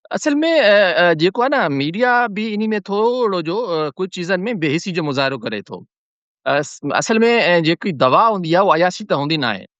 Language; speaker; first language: Sindhi; non-native, local second language; Urdu